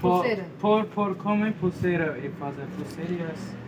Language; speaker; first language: Portuguese; non-native, learner; Turkish